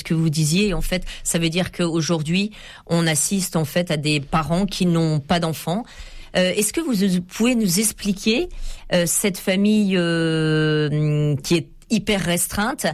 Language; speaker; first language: French; native; French